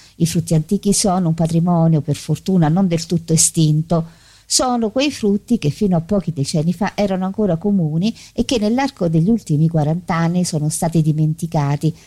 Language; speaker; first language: Italian; native; Italian